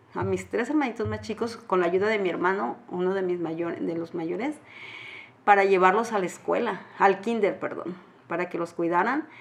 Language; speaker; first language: Spanish; native; Spanish